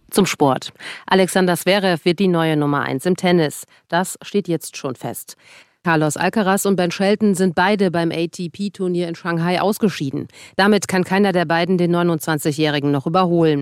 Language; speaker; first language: German; native; German